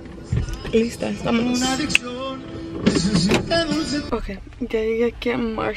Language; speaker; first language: Spanish; early bilingual, heritage; Spanish